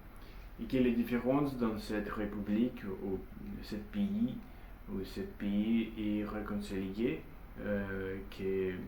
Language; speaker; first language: French; non-native, learner; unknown